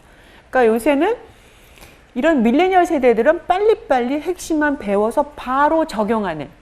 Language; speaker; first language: Korean; native; Korean